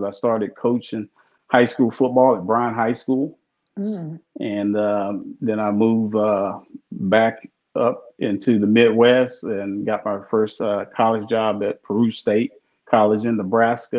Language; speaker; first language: English; native; English